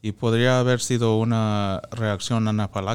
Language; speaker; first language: Spanish; non-native, fluent; English